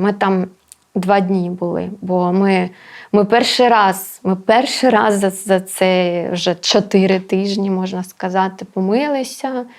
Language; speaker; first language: Ukrainian; non-native, local second language; Russian